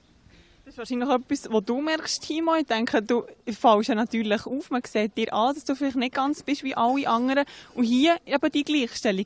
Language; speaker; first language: German; native; German